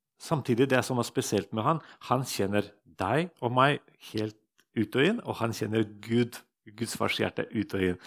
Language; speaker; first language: Norwegian; non-native, fluent; Russian